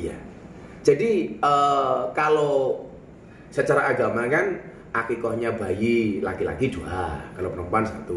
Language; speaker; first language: Indonesian; native; Indonesian